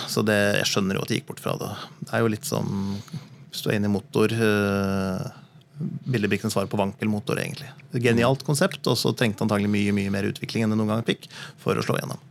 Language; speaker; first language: Norwegian; native; Norwegian